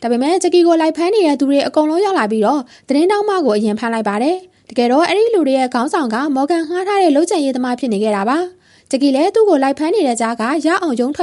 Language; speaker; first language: Burmese; native; Burmese